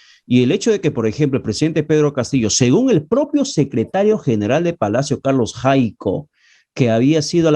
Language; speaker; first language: Spanish; native; Spanish